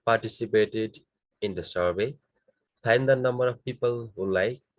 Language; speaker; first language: English; non-native, local second language; Nepali